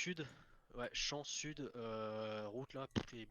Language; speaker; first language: French; native; French